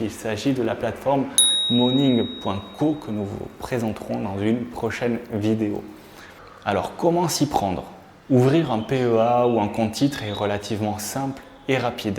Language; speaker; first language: French; native; French